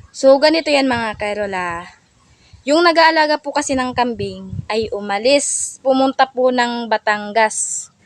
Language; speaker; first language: Filipino; non-native, local second language; Cebuano